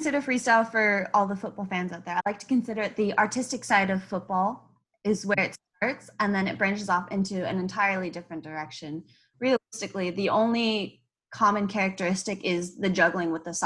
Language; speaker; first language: English; native; English